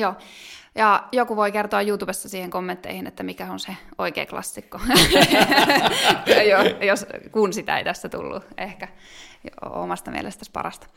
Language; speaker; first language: Finnish; native; Finnish